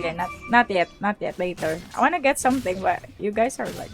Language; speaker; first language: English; non-native, local second language; Filipino